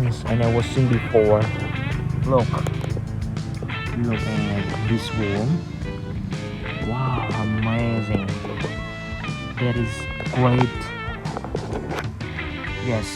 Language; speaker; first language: English; non-native, learner; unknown